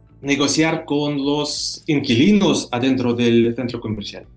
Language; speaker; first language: Spanish; non-native, learner; Russian